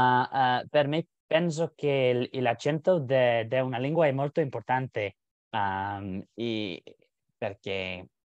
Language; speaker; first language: Italian; non-native, learner; English